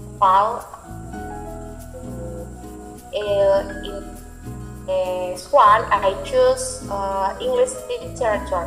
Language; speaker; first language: English; non-native, learner; Indonesian